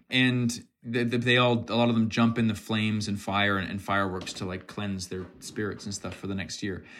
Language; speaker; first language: English; native; English